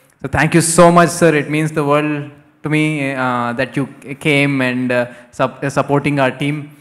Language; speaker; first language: English; non-native, local second language; Telugu